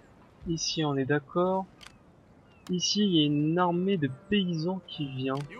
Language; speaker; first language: French; native; French